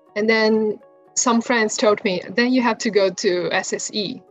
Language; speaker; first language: English; non-native, fluent; Chinese